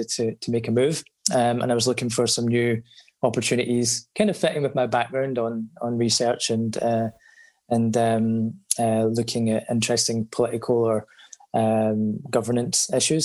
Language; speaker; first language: English; native; English